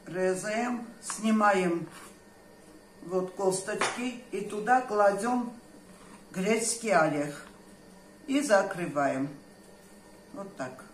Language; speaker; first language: Russian; non-native, local second language; Armenian